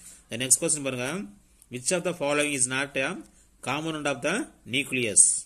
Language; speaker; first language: English; non-native, local second language; Tamil